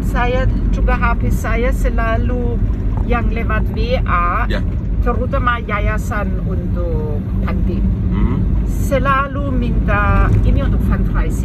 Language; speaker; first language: Indonesian; non-native, fluent; German